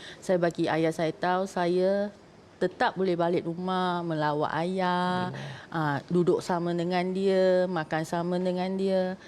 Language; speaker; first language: Malay; non-native, local second language; Chinese